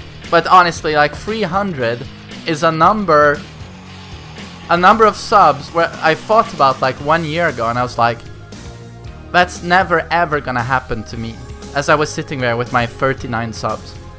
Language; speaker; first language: English; non-native, fluent; Swedish